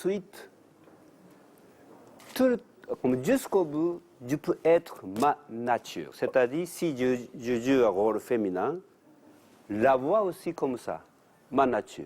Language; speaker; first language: French; non-native, learner; Japanese